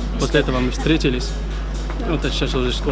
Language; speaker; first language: Russian; non-native, learner; Arabic